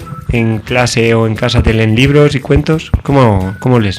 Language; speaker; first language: Spanish; native; Spanish